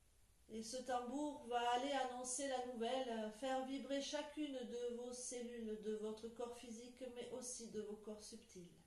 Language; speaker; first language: French; native; French